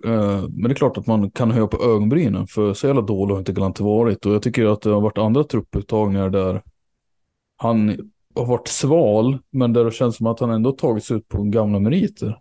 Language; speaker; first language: Swedish; native; Swedish